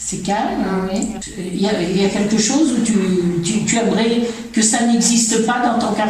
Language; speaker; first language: French; native; French